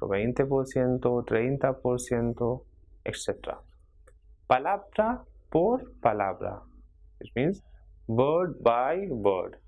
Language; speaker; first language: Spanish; non-native, fluent; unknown